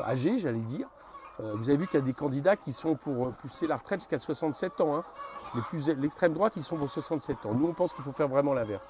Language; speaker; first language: French; native; French